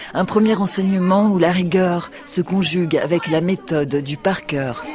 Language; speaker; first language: French; native; French